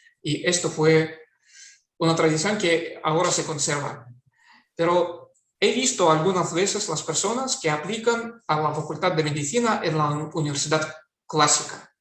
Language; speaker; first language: Spanish; non-native, fluent; Russian